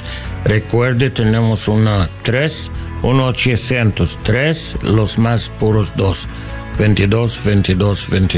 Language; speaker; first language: Spanish; non-native, learner; English